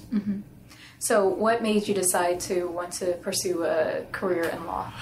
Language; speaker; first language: English; native; English